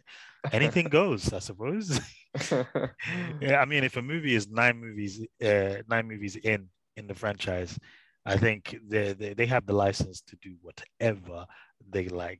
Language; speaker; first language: English; native; English